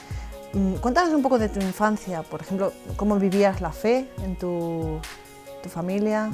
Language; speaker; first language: Spanish; native; Spanish